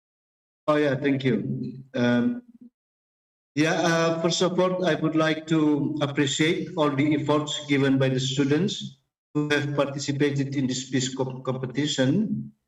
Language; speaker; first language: English; non-native, fluent; Indonesian